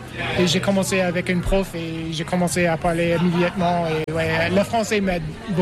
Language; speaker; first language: French; non-native, learner; English